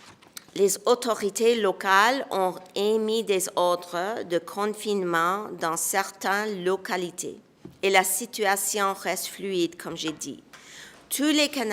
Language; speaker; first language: French; non-native, local second language; English